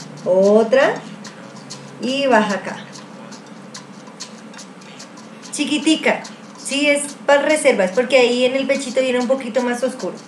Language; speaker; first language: Spanish; native; Spanish